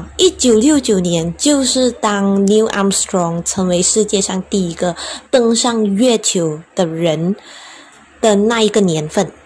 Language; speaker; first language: Chinese; native; Chinese